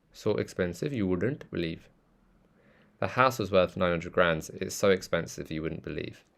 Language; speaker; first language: English; early bilingual, other home language; Tamil